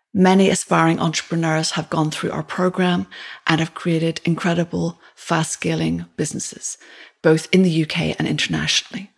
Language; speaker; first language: English; native; English